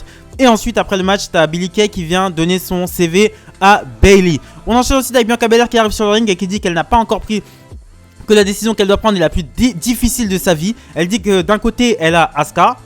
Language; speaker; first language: French; native; French